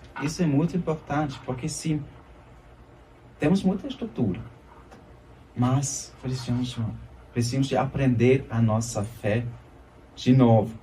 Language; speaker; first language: Portuguese; non-native, fluent; German